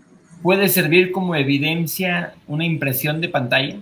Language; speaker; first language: Spanish; native; Spanish